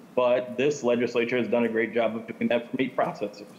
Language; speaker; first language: English; native; English